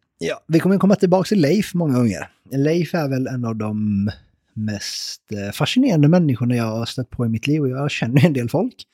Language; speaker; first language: Swedish; early bilingual, other home language; Persian